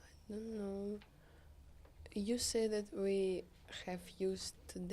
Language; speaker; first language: English; non-native, learner; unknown